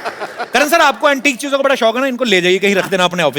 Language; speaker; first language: Hindi; native; Hindi